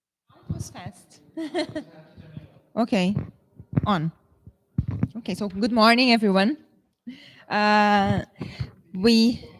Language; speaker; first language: English; non-native, fluent; Portuguese